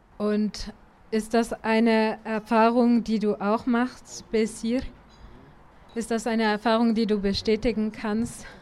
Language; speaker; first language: German; native; German